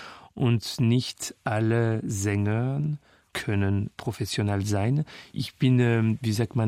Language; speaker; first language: German; non-native, fluent; French